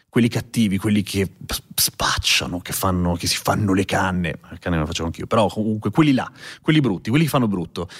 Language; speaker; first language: Italian; native; Italian